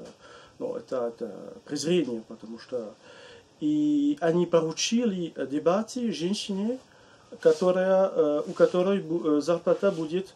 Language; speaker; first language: Russian; non-native, learner; French